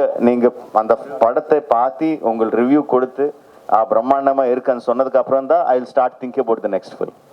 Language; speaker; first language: Tamil; non-native, local second language; Telugu